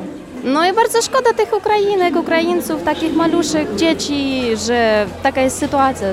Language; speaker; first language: Polish; non-native, learner; Ukrainian